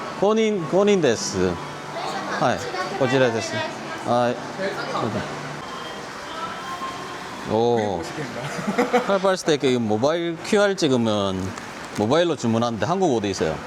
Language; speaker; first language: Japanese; non-native, learner; Korean